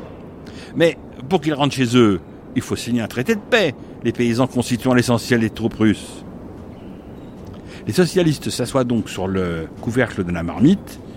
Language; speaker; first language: French; native; French